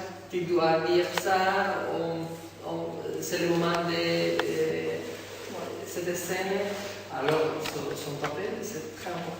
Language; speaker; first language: French; non-native, learner; Spanish